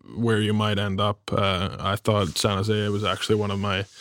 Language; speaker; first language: English; non-native, fluent; German